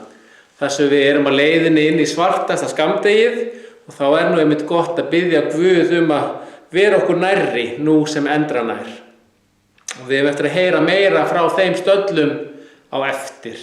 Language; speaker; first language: Icelandic; native; Icelandic